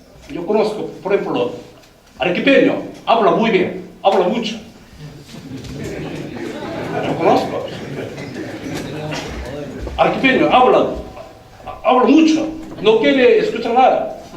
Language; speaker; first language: Spanish; non-native, learner; Korean